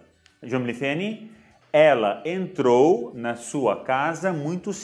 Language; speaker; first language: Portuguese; non-native, fluent; Arabic